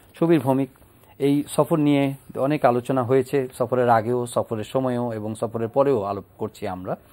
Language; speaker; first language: Bangla; native; Bangla